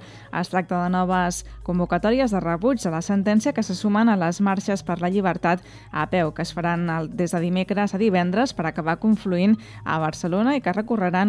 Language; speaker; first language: Catalan; native; Catalan